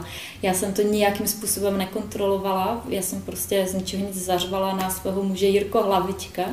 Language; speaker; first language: Czech; native; Czech